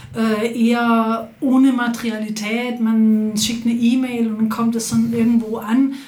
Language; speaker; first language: German; non-native, fluent; Danish